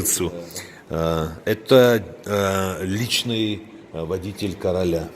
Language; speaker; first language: Russian; native; Russian